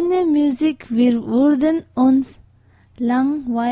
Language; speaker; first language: German; non-native, learner; Tibetan